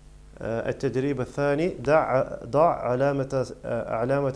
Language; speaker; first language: Arabic; non-native, fluent; English